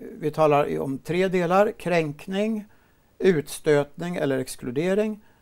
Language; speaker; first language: Swedish; native; Swedish